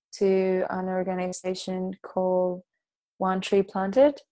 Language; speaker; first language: English; non-native, fluent; Catalan